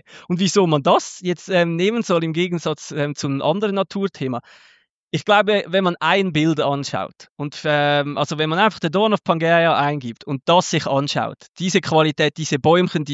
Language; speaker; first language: German; native; German